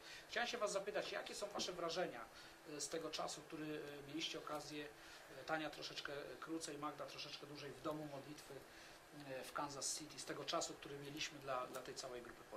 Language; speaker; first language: Polish; native; Polish